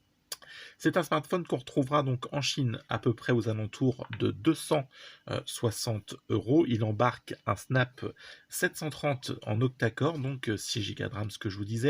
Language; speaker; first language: French; native; French